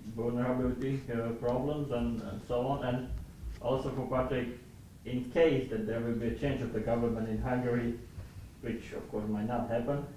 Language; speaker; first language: English; non-native, fluent; Slovak